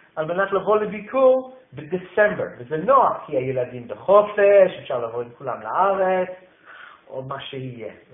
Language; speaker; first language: Hebrew; non-native, fluent; English